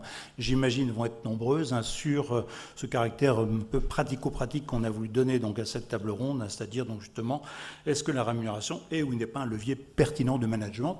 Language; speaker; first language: French; native; French